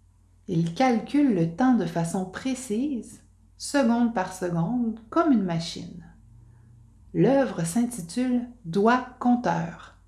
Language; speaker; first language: French; native; French